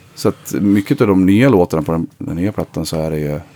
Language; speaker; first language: Swedish; native; Swedish